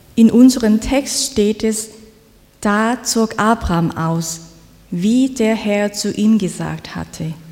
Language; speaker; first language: German; non-native, fluent; Korean